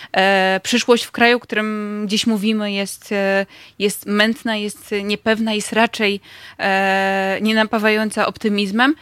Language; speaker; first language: Polish; native; Polish